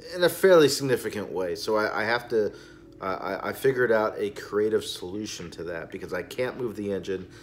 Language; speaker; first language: English; native; English